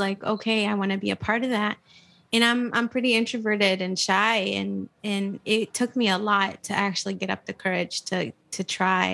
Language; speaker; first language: English; native; English